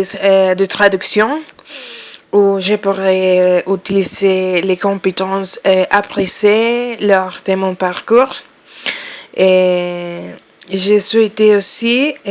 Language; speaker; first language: French; non-native, fluent; Spanish